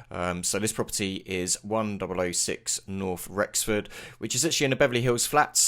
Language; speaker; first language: English; native; English